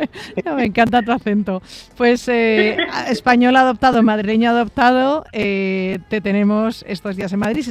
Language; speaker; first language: Spanish; native; Spanish